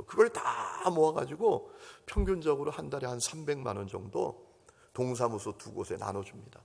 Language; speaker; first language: Korean; native; Korean